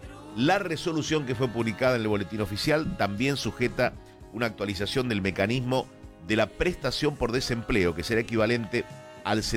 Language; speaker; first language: Spanish; native; Spanish